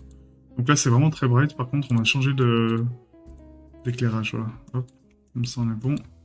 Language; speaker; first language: French; native; French